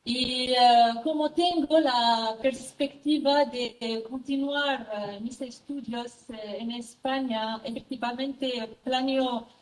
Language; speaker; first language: Spanish; non-native, fluent; French